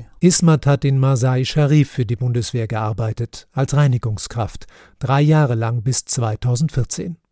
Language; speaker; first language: German; native; German